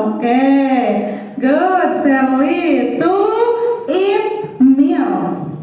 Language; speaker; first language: English; non-native, learner; Indonesian